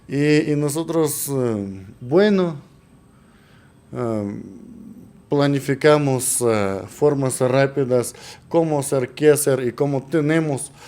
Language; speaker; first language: Spanish; non-native, learner; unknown